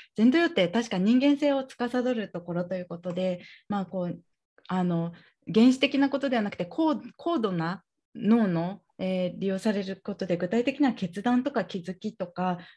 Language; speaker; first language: Japanese; native; Japanese